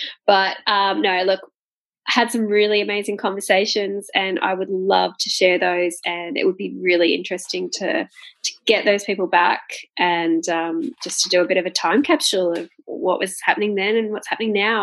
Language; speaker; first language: English; native; English